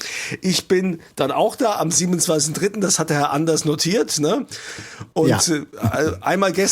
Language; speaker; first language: German; native; German